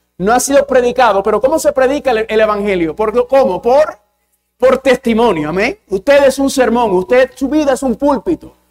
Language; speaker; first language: Spanish; early bilingual, heritage; English